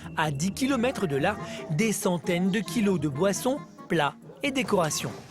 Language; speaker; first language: French; native; French